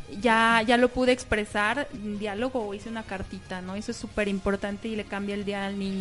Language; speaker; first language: Spanish; native; Spanish